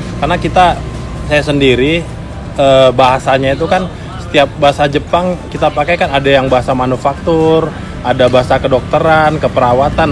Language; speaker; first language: Indonesian; native; Indonesian